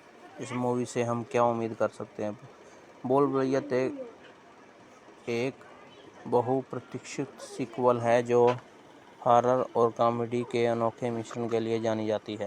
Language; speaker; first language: Hindi; native; Hindi